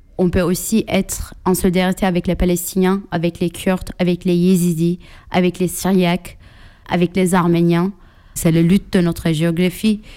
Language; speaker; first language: French; non-native, fluent; Turkish